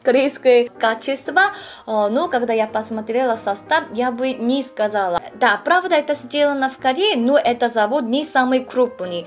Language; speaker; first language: Russian; non-native, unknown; Korean